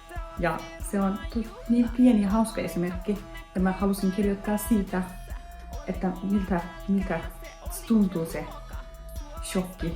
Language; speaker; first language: Finnish; non-native, fluent; Turkish